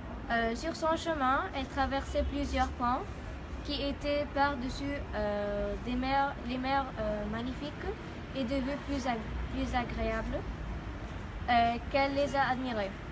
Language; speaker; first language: French; non-native, fluent; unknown